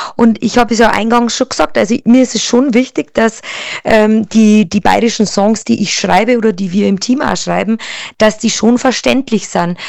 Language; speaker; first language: German; native; German